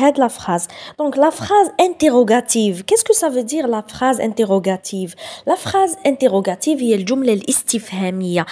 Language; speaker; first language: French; non-native, local second language; Arabic